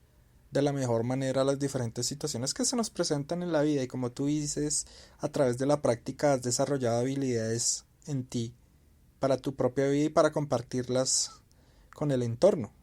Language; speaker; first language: Spanish; native; Spanish